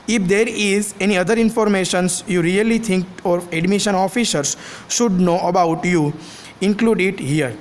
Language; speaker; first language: English; non-native, local second language; Gujarati